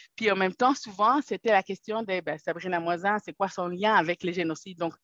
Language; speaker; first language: French; non-native, fluent; Hebrew